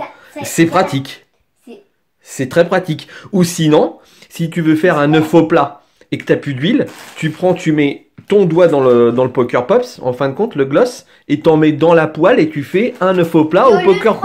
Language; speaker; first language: French; native; French